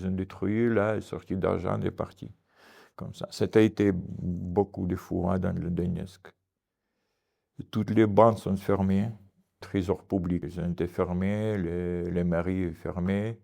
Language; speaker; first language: French; non-native, learner; Ukrainian